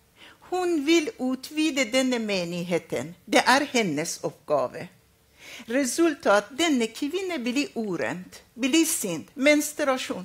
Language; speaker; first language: Norwegian; non-native, fluent; Arabic